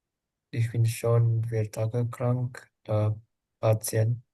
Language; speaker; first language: German; non-native, learner; Indonesian